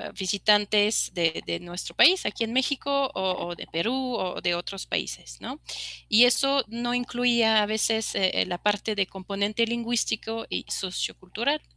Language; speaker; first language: Spanish; non-native, fluent; French